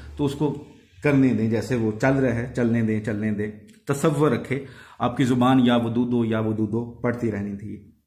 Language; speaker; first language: Urdu; non-native, local second language; Punjabi